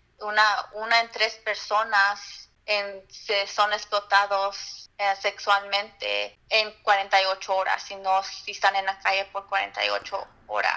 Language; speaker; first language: Spanish; early bilingual, heritage; Spanish